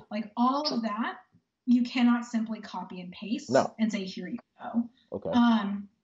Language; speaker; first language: English; native; English